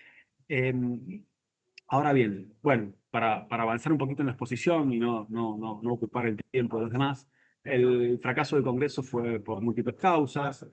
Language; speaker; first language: Spanish; native; Spanish